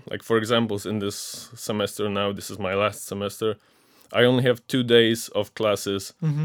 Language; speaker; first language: English; non-native, fluent; Polish